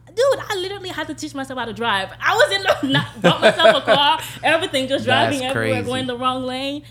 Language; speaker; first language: English; early bilingual, other home language; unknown